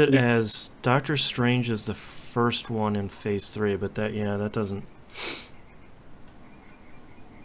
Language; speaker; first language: English; native; English